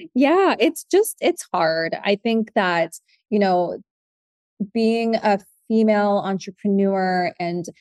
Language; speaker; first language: English; native; English